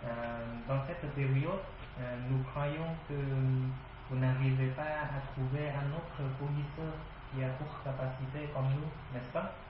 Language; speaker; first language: French; non-native, learner; Vietnamese